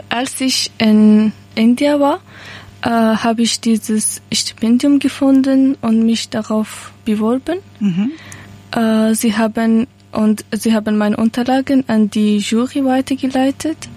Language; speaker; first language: German; non-native, learner; Persian